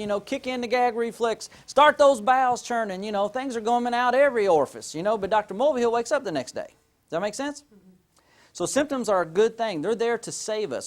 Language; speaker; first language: English; native; English